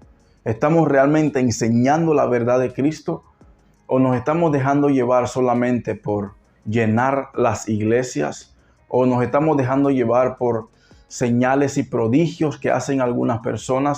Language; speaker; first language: Spanish; native; Spanish